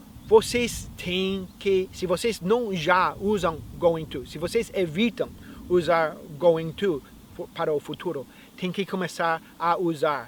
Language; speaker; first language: Portuguese; non-native, fluent; English